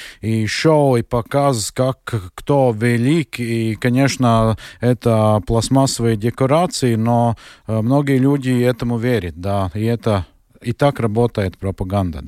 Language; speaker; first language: Russian; non-native, local second language; Latvian